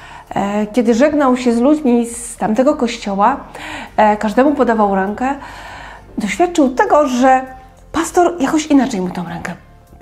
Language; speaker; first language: Polish; native; Polish